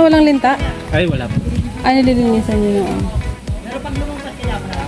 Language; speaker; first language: Filipino; native; Filipino